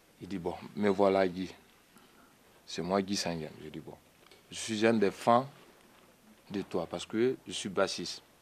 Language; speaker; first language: French; non-native, local second language; Mandingo